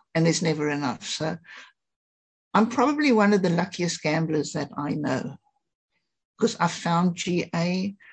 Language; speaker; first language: English; native; English